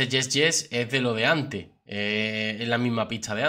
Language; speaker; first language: Spanish; native; Spanish